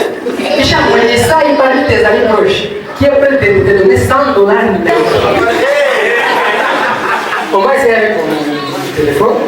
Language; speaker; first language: French; non-native, local second language; Swahili